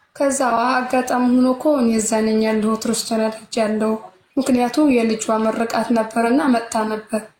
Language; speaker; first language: Amharic; native; Amharic